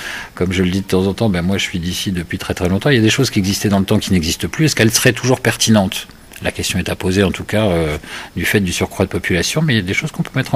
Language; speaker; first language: French; native; French